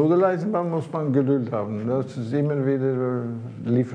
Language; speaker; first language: German; non-native, fluent; Norwegian